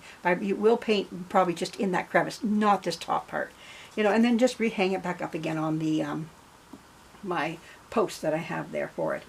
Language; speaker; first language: English; native; English